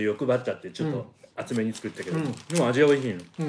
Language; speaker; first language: Japanese; non-native, fluent; English